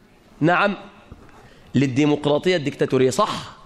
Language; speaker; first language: Arabic; native; Arabic